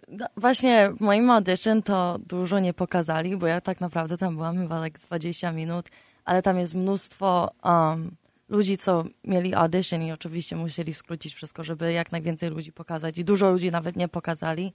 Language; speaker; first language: Polish; early bilingual, heritage; Polish